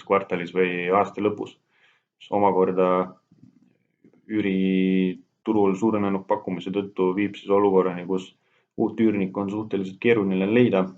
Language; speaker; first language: Estonian; native; Estonian